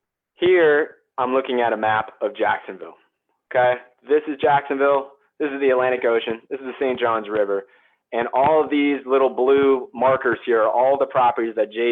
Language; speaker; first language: English; native; English